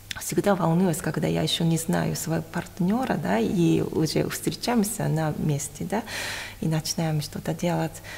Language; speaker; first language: Russian; non-native, fluent; Japanese